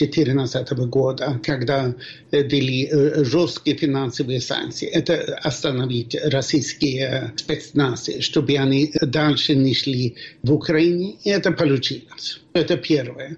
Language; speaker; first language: Russian; non-native, fluent; Swedish